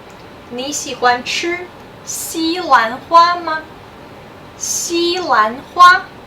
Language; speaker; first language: Chinese; non-native, fluent; English